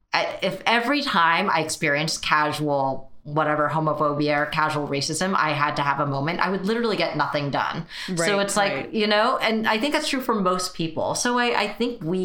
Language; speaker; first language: English; early bilingual, other home language; Chinese